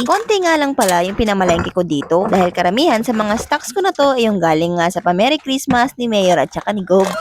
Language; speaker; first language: Filipino; native; Filipino